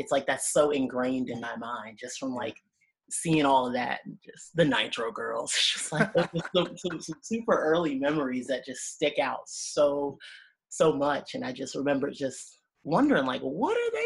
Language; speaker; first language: English; native; English